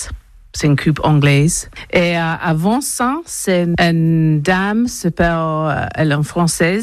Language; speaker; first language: French; non-native, learner; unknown